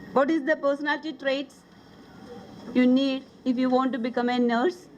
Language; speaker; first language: English; non-native, local second language; Malayalam